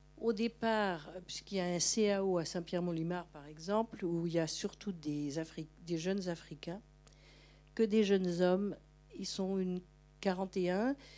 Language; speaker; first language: French; native; French